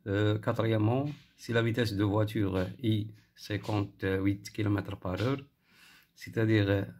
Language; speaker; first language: French; non-native, local second language; Arabic